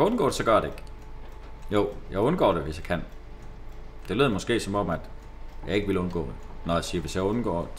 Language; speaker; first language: Danish; native; Danish